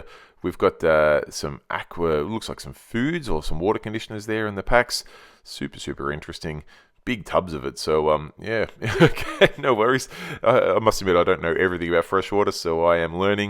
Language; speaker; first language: English; native; English